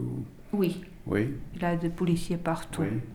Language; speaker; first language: French; non-native, learner; Portuguese